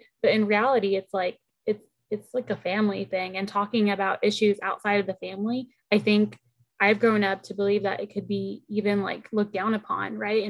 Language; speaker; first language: English; early bilingual, other home language; Spanish